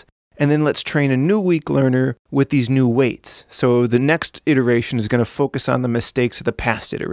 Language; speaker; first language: English; native; English